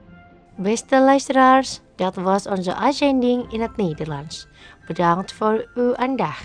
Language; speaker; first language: Dutch; non-native, fluent; Indonesian